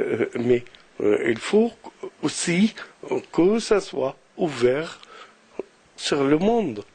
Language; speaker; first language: French; non-native, local second language; Arabic